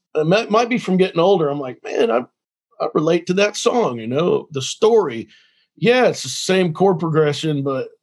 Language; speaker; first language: English; native; English